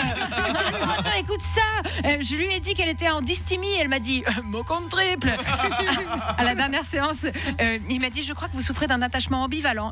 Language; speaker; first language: French; native; French